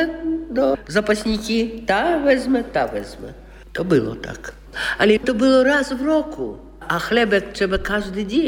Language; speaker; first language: Polish; non-native, local second language; Russian